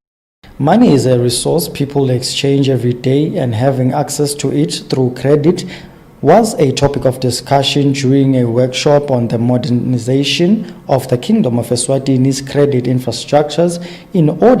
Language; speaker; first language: English; non-native, local second language; Swati